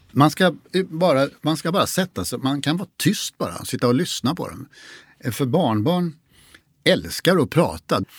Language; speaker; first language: Swedish; native; Swedish